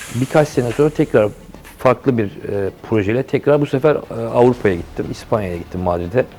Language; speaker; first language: Turkish; native; Turkish